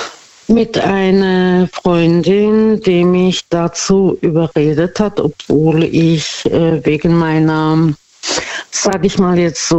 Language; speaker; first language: German; non-native, fluent; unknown